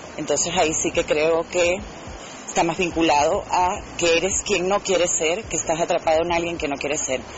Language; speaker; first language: Spanish; native; Spanish